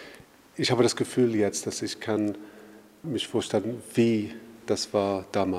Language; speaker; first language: German; non-native, fluent; English